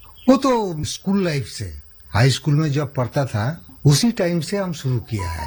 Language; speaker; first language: Hindi; non-native, local second language; Santali